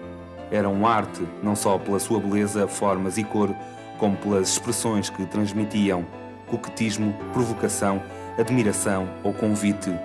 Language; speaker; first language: Portuguese; native; Portuguese